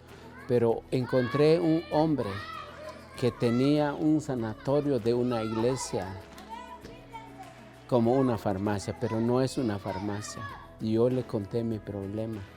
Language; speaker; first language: Spanish; non-native, local second language; Kʼicheʼ